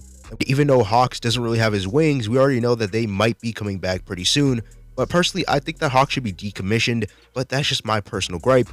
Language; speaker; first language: English; native; English